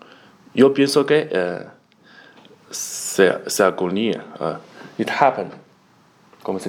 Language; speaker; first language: Spanish; non-native, learner; Chinese